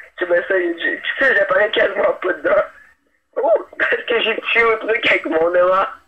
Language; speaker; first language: French; native; French